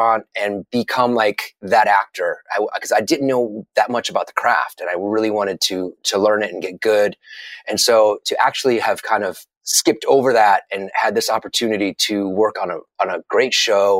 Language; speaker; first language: English; native; English